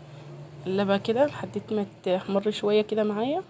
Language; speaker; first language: Arabic; native; Arabic